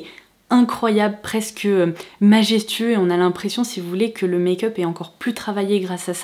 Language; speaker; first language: French; native; French